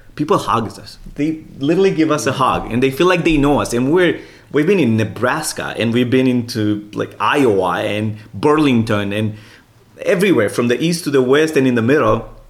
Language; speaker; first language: English; non-native, fluent; Romanian